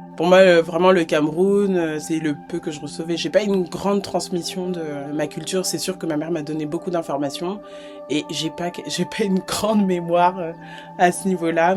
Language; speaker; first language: French; native; French